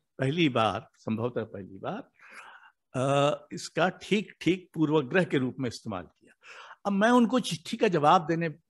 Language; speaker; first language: Hindi; native; Hindi